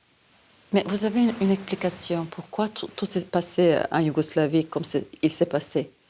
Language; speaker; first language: French; non-native, fluent; Serbian